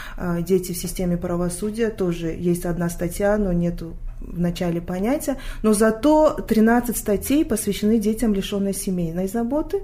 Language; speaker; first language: Russian; non-native, local second language; Tajik